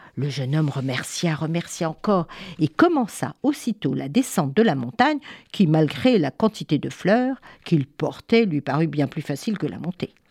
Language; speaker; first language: French; native; French